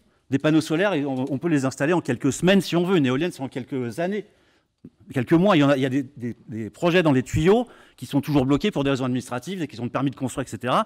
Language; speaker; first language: French; native; French